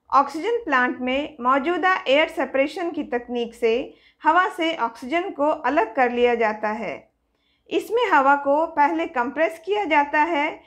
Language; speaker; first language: Hindi; native; Hindi